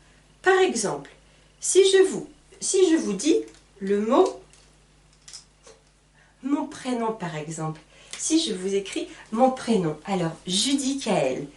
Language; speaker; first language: French; native; French